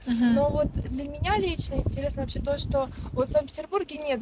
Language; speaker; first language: Russian; native; Russian